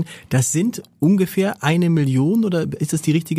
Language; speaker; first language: German; native; German